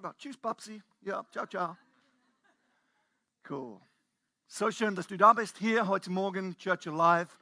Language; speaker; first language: German; non-native, fluent; English